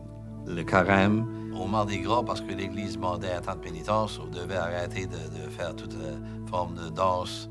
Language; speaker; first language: French; native; French